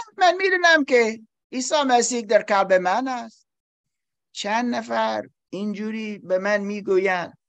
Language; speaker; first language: Persian; non-native, learner; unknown